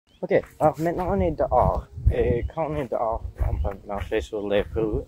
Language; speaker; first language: French; non-native, local second language; English